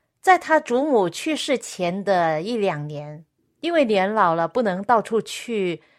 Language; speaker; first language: Chinese; non-native, local second language; Cantonese